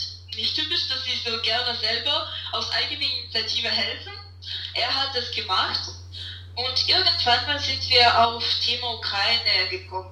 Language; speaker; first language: German; non-native, fluent; Russian